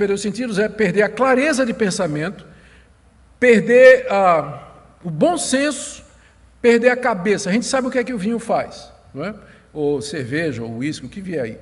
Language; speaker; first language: Portuguese; native; Portuguese